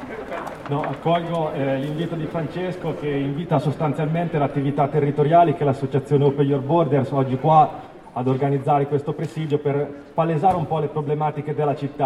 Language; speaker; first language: Italian; native; Italian